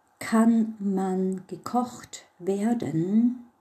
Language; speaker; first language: German; non-native, fluent; English